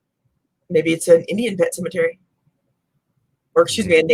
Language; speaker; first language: English; native; English